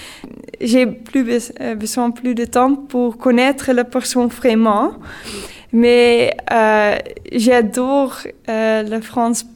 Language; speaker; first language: French; non-native, learner; Dutch